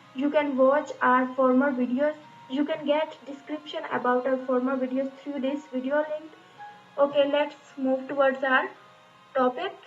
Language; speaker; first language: English; non-native, local second language; Urdu